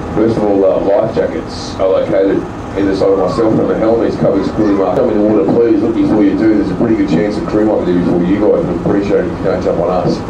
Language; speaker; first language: English; native; English